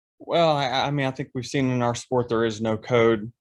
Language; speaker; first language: English; native; English